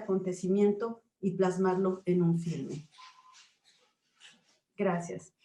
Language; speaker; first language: Spanish; native; Spanish